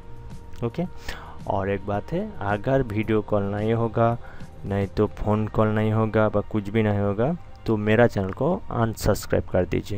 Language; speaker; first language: Hindi; non-native, local second language; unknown